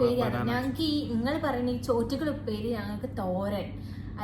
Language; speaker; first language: Malayalam; native; Malayalam